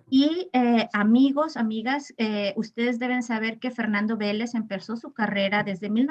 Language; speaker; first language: Spanish; native; Spanish